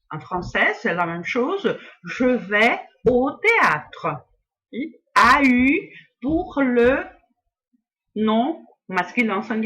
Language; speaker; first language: French; non-native, fluent; Portuguese